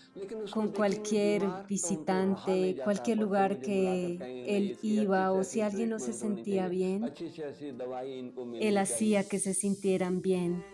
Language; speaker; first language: Spanish; native; Spanish